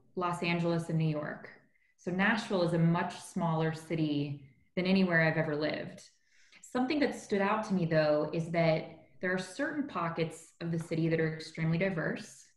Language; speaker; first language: English; native; English